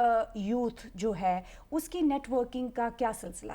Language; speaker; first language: Urdu; native; Urdu